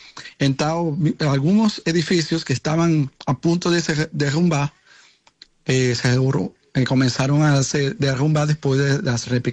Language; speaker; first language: Portuguese; non-native, learner; Spanish